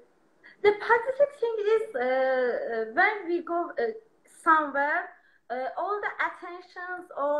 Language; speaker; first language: English; non-native, learner; Persian